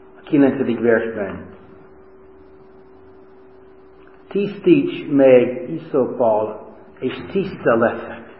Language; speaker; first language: Hungarian; non-native, fluent; English